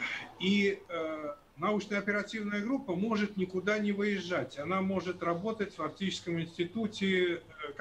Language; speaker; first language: Russian; native; Russian